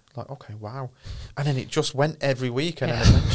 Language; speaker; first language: English; native; English